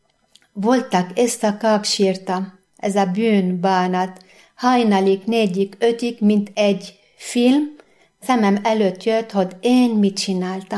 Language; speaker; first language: Hungarian; non-native, fluent; Arabic